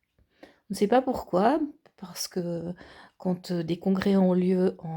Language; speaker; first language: French; native; French